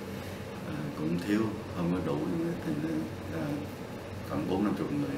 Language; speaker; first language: Vietnamese; non-native, local second language; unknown